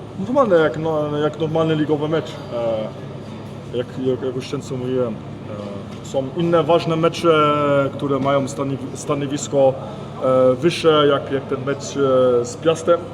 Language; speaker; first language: Polish; early bilingual, heritage; Polish